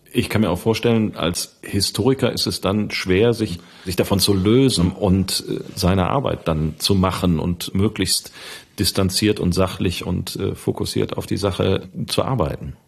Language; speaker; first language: German; native; German